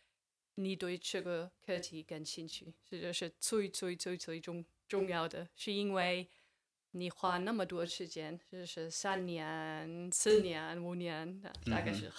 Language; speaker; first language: Chinese; non-native, fluent; English